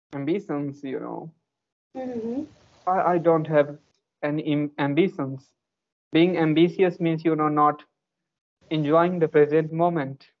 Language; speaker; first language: English; non-native, local second language; Hindi